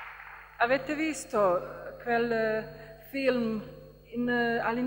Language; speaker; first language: Italian; non-native, fluent; Bosnian